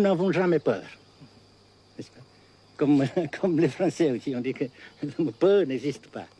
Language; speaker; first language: French; non-native, fluent; Vietnamese